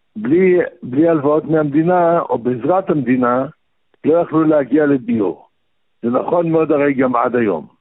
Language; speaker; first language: Hebrew; early bilingual, other home language; Arabic